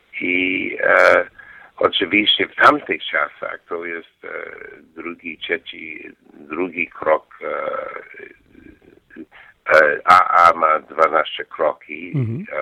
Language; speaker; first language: Polish; non-native, learner; English